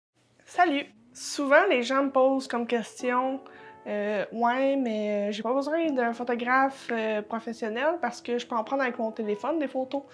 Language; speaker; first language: French; native; French